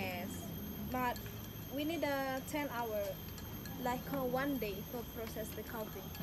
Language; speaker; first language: English; non-native, learner; Indonesian